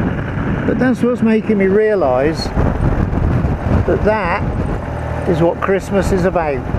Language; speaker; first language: English; native; English